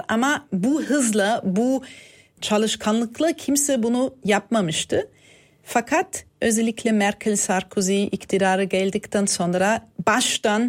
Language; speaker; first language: Turkish; non-native, fluent; German